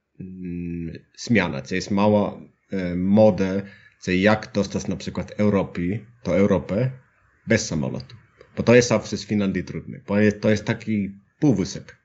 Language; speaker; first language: Polish; non-native, learner; Finnish